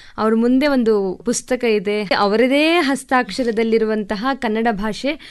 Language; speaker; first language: Kannada; native; Kannada